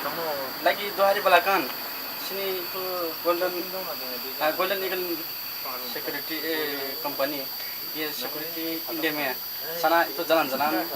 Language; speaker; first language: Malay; non-native, learner; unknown